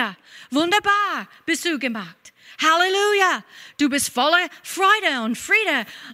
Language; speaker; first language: German; non-native, fluent; English